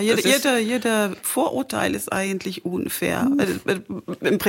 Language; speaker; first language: German; non-native, fluent; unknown